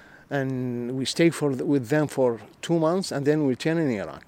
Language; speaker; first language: English; non-native, learner; Arabic